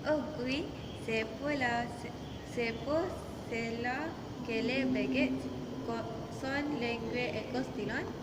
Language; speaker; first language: French; non-native, learner; Malay